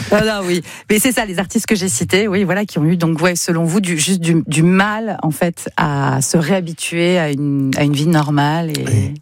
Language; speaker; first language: French; native; French